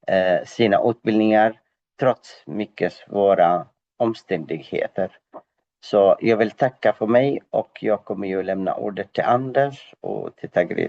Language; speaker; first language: Swedish; non-native, fluent; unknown